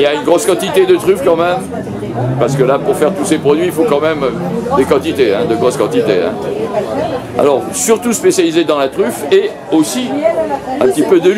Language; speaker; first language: French; native; French